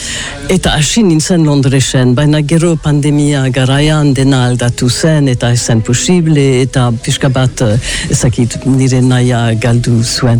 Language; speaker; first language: Basque; non-native, learner; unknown